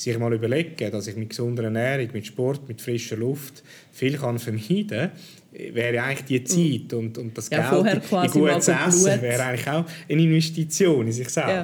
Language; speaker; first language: German; native; German